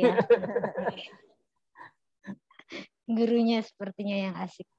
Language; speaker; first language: Indonesian; native; Indonesian